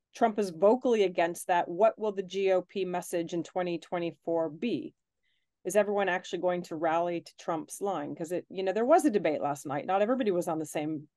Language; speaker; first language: English; native; English